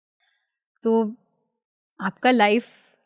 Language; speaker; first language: Hindi; native; Hindi